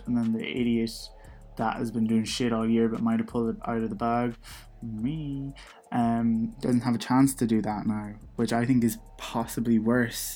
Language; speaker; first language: English; native; English